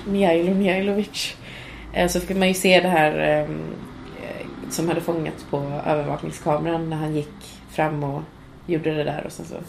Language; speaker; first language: Swedish; early bilingual, other home language; Cantonese